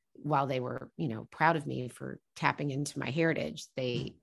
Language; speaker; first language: English; native; English